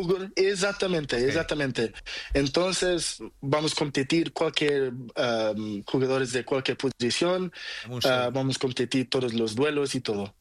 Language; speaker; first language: Spanish; non-native, learner; Portuguese